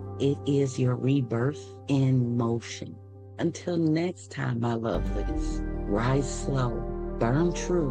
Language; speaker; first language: English; native; English